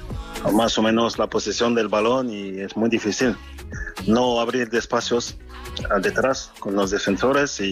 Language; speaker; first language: Spanish; non-native, fluent; French